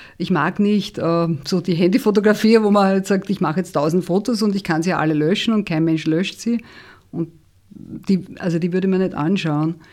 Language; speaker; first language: German; native; German